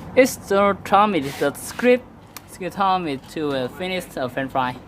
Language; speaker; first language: English; non-native, learner; Thai